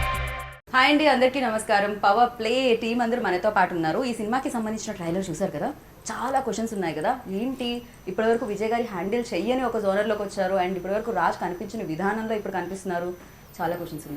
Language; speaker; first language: Telugu; native; Telugu